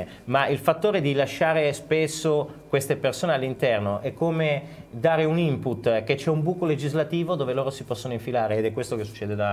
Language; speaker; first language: Italian; native; Italian